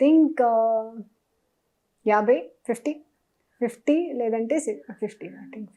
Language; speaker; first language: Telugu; non-native, local second language; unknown